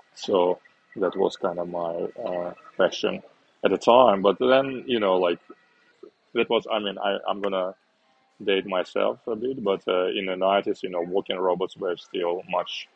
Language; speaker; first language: English; non-native, fluent; Uzbek